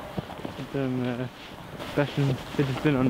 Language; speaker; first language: German; non-native, local second language; Luxembourgish